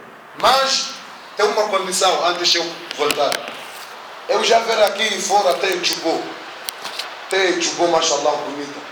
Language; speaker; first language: Portuguese; non-native, learner; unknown